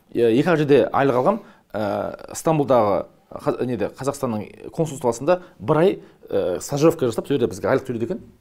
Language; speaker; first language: Kazakh; native; Kazakh